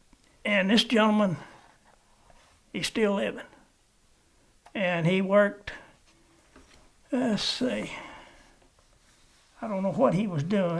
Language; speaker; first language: English; native; English